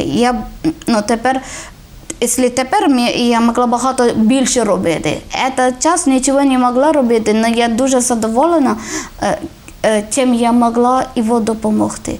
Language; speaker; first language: Ukrainian; non-native, learner; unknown